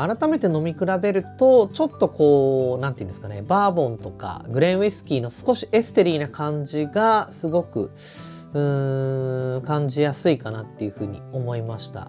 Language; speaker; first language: Japanese; native; Japanese